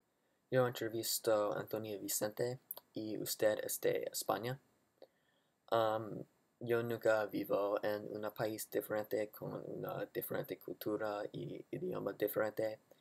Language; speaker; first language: Spanish; non-native, learner; English